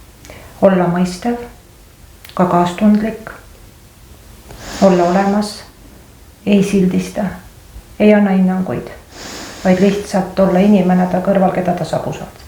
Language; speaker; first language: Estonian; native; Estonian